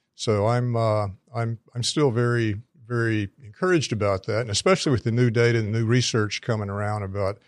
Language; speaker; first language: English; native; English